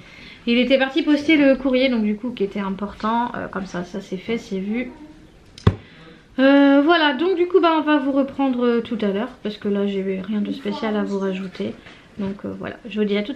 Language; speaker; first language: French; native; French